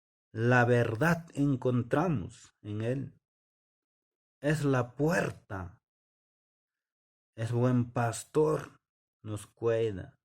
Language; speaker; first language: Spanish; non-native, local second language; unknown